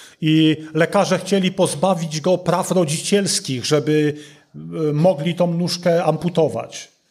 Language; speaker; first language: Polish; non-native, learner; Russian